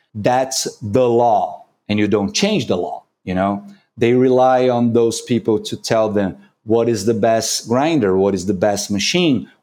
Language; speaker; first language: English; non-native, fluent; Portuguese